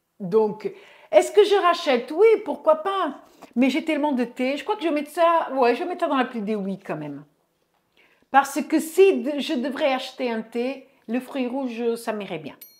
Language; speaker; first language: French; early bilingual, other home language; Portuguese